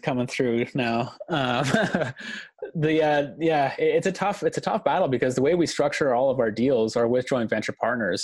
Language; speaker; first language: English; native; English